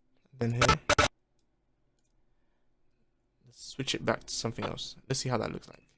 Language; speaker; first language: English; native; English